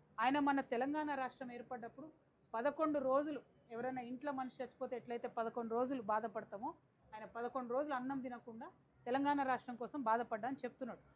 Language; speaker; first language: Telugu; native; Telugu